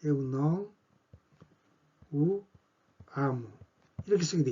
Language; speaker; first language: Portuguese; non-native, fluent; Korean